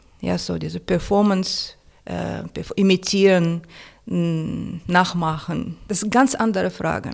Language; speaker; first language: German; non-native, fluent; Russian